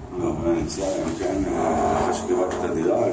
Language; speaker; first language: Hebrew; native; Hebrew